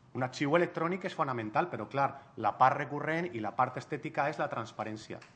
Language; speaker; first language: Catalan; non-native, local second language; Spanish